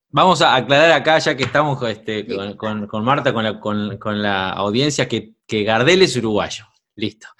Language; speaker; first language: Spanish; native; Spanish